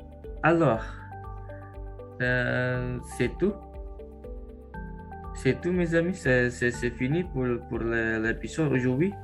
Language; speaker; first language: French; non-native, learner; Indonesian